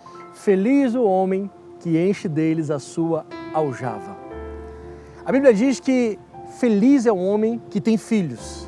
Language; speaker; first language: Portuguese; native; Portuguese